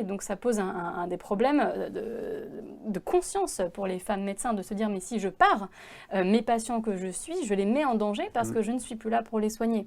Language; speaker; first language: French; native; French